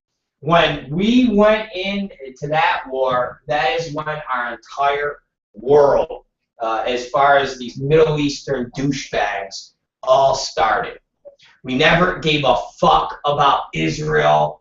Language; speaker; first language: English; native; English